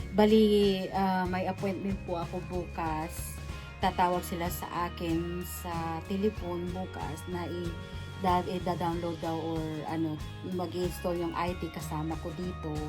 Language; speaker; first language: Filipino; native; Filipino